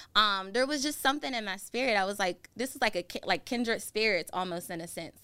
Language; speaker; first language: English; native; English